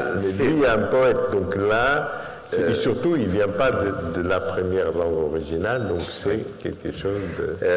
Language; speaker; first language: French; non-native, fluent; Portuguese